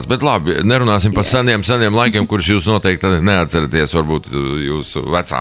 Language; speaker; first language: Latvian; native; Latvian